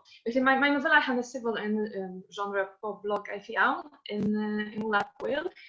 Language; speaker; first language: Welsh; non-native, fluent; Polish